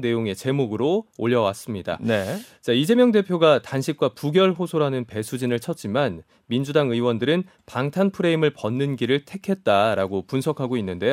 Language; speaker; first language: Korean; native; Korean